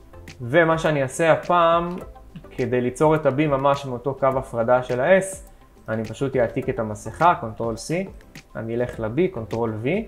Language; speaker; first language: Hebrew; native; Hebrew